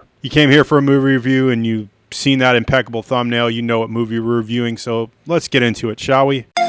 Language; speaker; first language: English; native; English